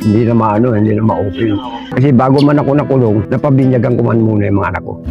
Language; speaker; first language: Filipino; native; Filipino